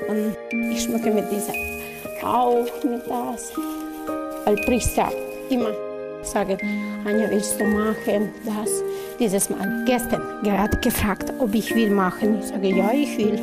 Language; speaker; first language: German; non-native, learner; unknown